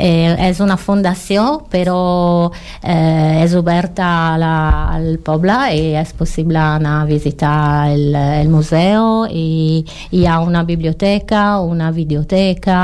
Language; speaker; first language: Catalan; non-native, learner; Italian